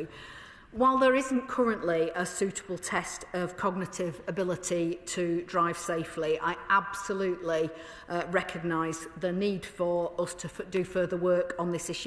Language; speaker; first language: English; native; English